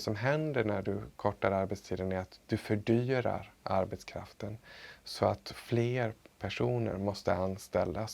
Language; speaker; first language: Swedish; native; Swedish